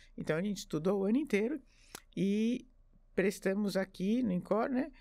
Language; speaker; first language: Portuguese; early bilingual, other home language; French